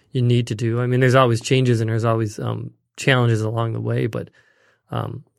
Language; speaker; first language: English; native; English